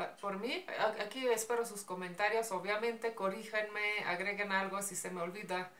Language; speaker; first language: Spanish; non-native, fluent; Slovenian